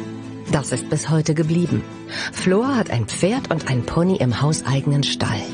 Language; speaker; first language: German; native; German